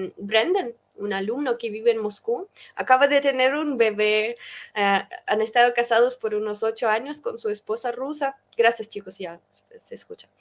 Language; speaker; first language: Spanish; non-native, fluent; Russian